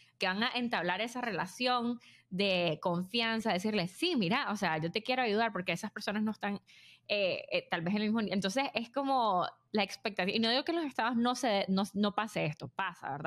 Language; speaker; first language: Spanish; native; Spanish